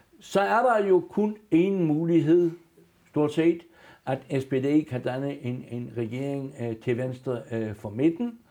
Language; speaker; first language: Danish; native; Danish